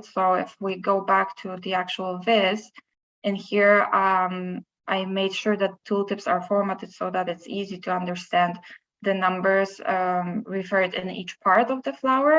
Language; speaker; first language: English; non-native, fluent; Polish